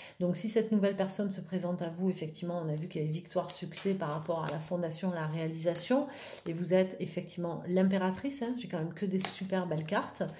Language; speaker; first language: French; native; French